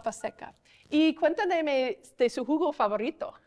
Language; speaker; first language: Spanish; non-native, learner; English